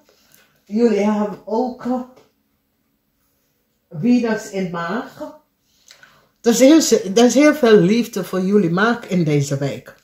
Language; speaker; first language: Dutch; non-native, learner; English